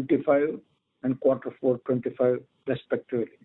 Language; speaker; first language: English; non-native, local second language; Telugu